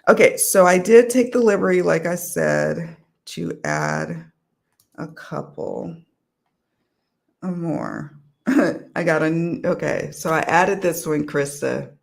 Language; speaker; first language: English; native; English